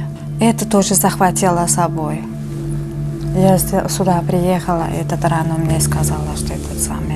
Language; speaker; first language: Russian; non-native, learner; Uzbek